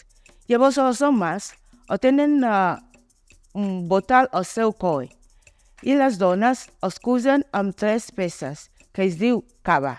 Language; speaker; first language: Catalan; non-native, learner; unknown